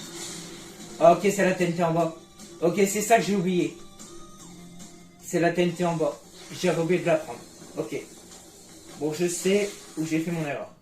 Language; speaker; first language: French; native; French